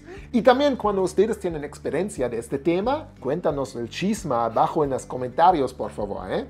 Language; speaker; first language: Spanish; non-native, learner; German